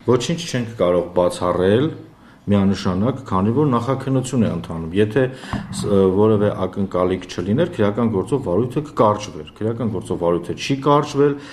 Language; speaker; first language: Armenian; native; Armenian